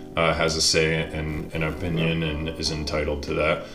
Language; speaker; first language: English; native; English